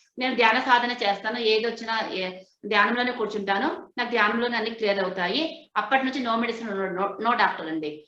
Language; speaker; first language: Telugu; non-native, local second language; Hindi